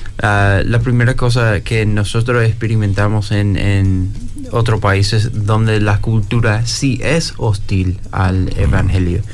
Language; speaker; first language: Spanish; non-native, fluent; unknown